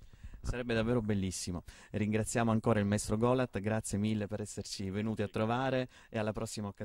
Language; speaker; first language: Italian; native; Italian